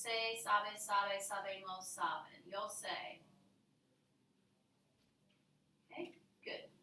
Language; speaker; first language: Spanish; non-native, fluent; English